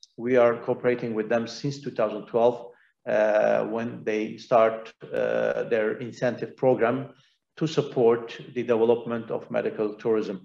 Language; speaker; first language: English; non-native, fluent; Turkish